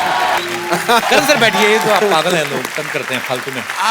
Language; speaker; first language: Hindi; native; Hindi